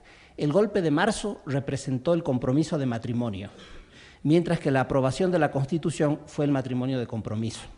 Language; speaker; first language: Spanish; native; Spanish